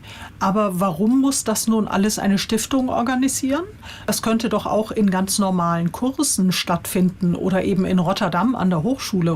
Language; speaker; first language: German; native; German